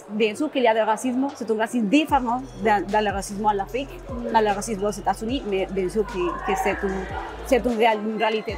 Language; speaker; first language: French; non-native, learner; Spanish